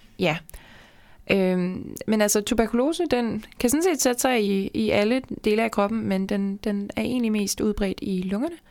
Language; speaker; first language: Danish; native; Danish